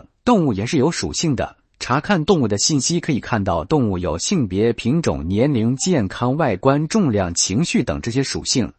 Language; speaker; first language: Chinese; native; Chinese